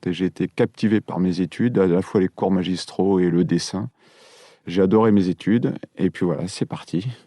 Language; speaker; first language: French; native; French